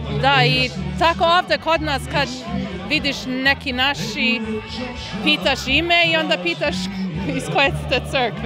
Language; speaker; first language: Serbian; early bilingual, heritage; Serbian